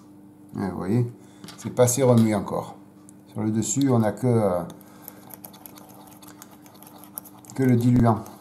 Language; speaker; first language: French; native; French